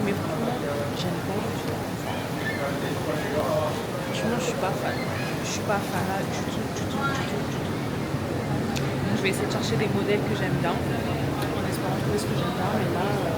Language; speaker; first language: French; native; French